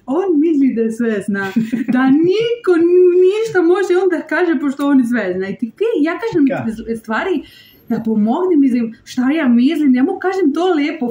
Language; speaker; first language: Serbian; non-native, learner; Spanish